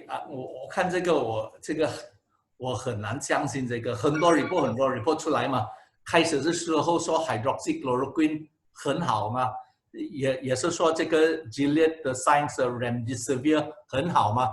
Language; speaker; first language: Chinese; non-native, local second language; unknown